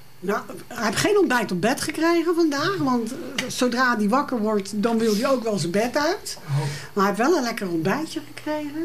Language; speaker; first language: Dutch; native; Dutch